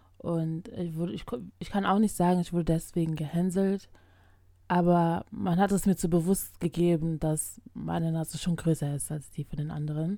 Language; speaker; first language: German; early bilingual, other home language; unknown